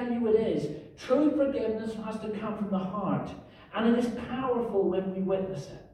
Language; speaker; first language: English; native; English